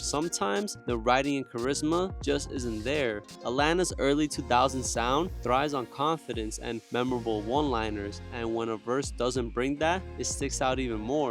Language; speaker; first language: English; native; English